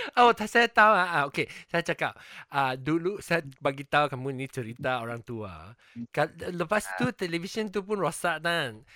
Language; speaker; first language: Malay; non-native, local second language; Chinese